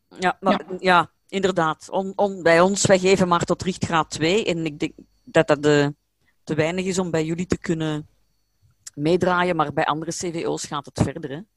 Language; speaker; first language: Dutch; native; Dutch